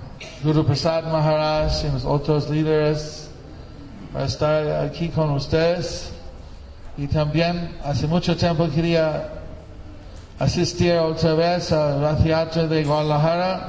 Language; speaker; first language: Spanish; non-native, fluent; English